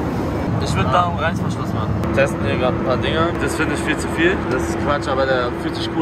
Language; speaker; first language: German; native; German